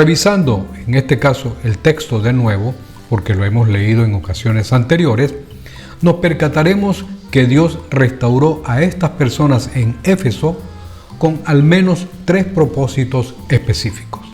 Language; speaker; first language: Spanish; native; Spanish